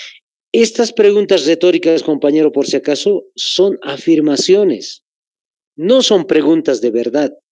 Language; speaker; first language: Spanish; native; Spanish